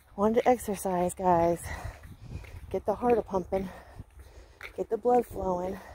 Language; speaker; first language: English; native; English